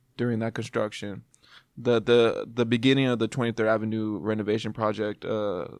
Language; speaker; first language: English; native; English